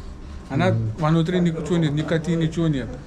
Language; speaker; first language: Russian; non-native, learner; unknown